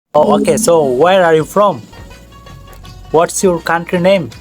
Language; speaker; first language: English; non-native, learner; Bangla